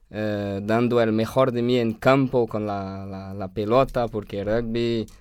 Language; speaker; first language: Spanish; non-native, fluent; French